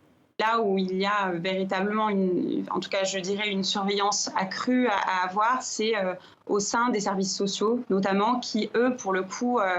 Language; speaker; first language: French; native; French